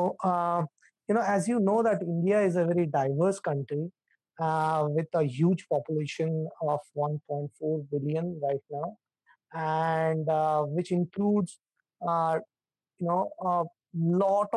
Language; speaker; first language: English; non-native, local second language; Bangla